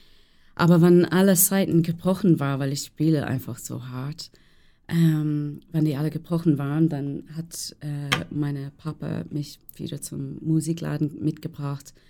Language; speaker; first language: German; non-native, learner; English